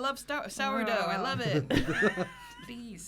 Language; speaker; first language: English; native; English